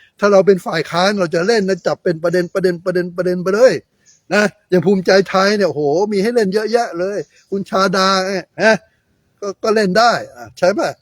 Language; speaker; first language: Thai; native; Thai